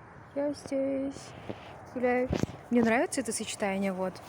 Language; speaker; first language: Russian; non-native, local second language; Kyrgyz